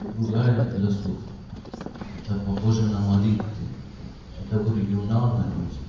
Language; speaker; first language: Russian; non-native, learner; Persian